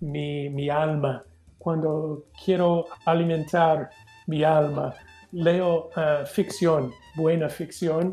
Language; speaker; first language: Spanish; non-native, fluent; English